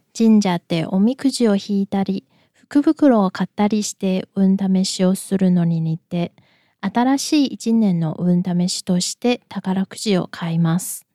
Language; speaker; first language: Japanese; non-native, fluent; Chinese